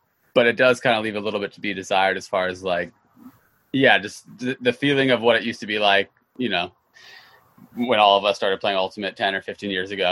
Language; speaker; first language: English; native; English